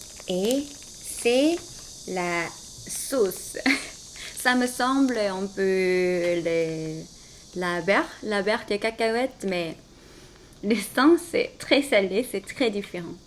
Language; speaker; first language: French; non-native, fluent; Korean